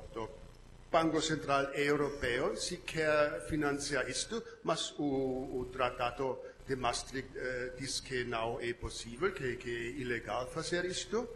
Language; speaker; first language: Portuguese; non-native, fluent; German